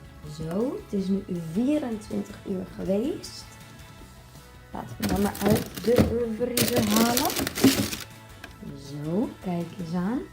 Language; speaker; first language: Dutch; native; Dutch